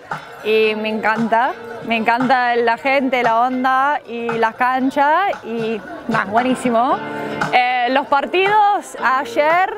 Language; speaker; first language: Spanish; non-native, fluent; English